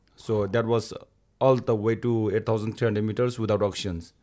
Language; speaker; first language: English; non-native, local second language; Sherpa